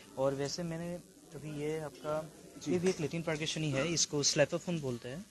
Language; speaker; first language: Hindi; non-native, local second language; Assamese